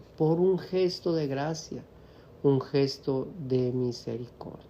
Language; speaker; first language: Spanish; native; Spanish